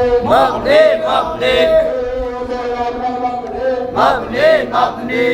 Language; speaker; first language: Arabic; non-native, learner; Bangla